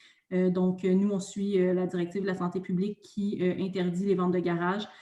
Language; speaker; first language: French; native; French